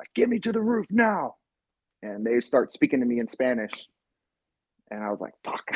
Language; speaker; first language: English; native; English